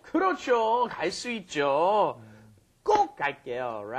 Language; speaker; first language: Korean; non-native, fluent; English